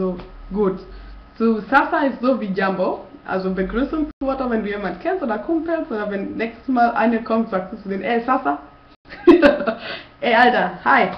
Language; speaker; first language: German; non-native, fluent; Swahili